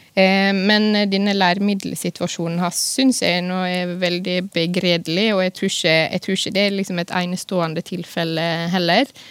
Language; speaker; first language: Norwegian; native; Norwegian